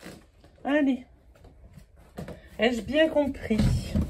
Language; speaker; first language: French; native; French